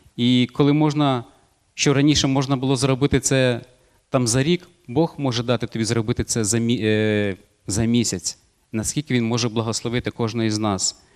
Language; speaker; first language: Ukrainian; non-native, local second language; Russian